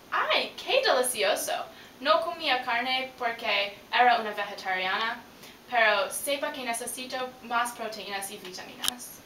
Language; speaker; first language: Spanish; non-native, learner; English